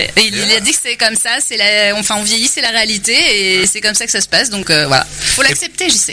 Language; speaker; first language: French; native; French